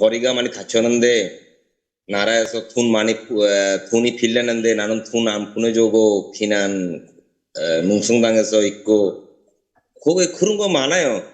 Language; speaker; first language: Korean; non-native, learner; Bangla